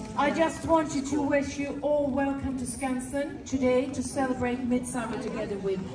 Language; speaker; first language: English; non-native, fluent; Swedish